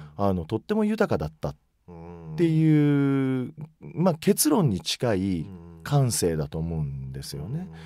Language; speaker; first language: Japanese; native; Japanese